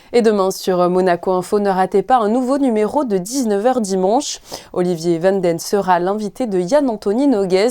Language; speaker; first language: French; native; French